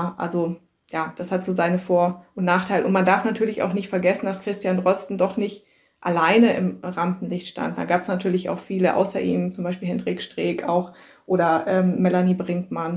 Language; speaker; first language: German; native; German